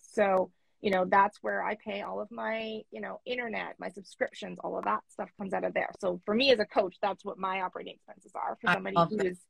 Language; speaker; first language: English; native; English